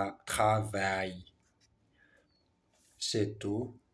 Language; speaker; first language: French; non-native, learner; Portuguese